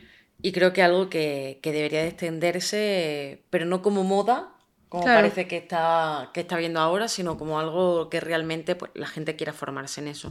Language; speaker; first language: Spanish; native; Spanish